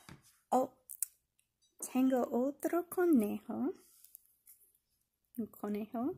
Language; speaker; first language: Spanish; non-native, fluent; English